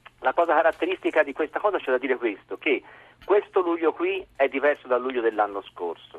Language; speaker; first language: Italian; native; Italian